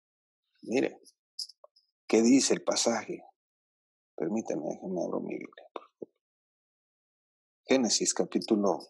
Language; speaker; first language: Spanish; native; Spanish